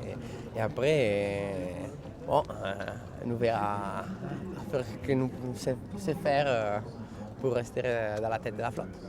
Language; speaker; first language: French; non-native, fluent; Italian